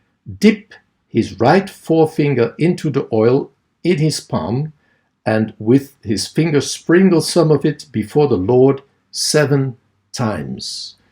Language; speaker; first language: English; non-native, fluent; Dutch